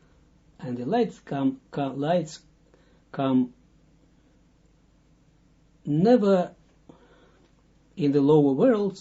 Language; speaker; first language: English; non-native, fluent; Dutch